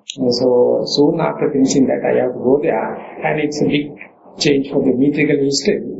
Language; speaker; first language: English; non-native, local second language; Sinhala